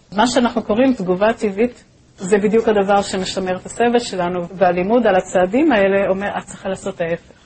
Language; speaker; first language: Hebrew; native; Hebrew